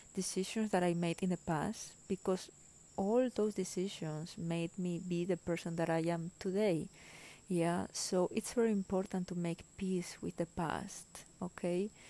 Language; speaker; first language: English; non-native, fluent; Spanish